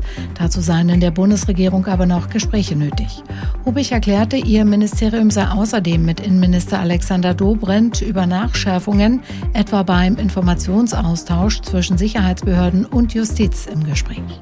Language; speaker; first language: German; native; German